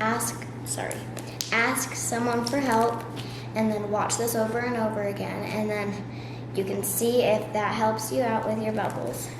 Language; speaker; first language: English; native; English